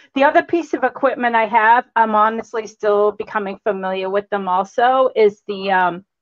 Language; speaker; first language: English; native; English